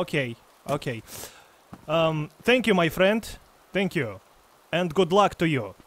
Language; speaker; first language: English; non-native, learner; Russian